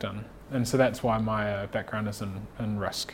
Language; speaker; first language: English; native; English